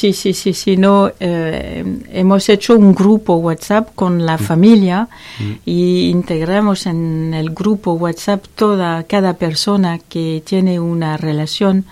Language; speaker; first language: Spanish; non-native, learner; French